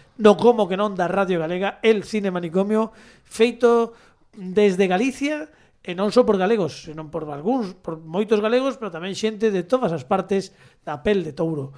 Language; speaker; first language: Galician; native; Galician